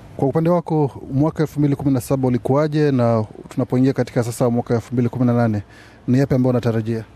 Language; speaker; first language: Swahili; native; Swahili